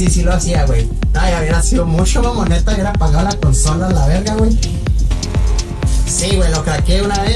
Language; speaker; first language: Spanish; native; Spanish